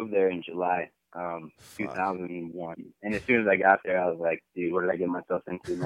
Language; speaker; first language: English; native; English